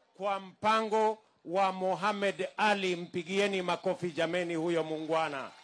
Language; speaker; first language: Swahili; non-native, local second language; Kalenjin